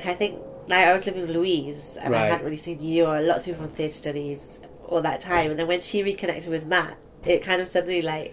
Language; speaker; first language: English; native; English